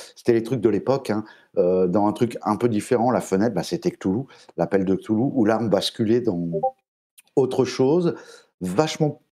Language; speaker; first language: French; native; French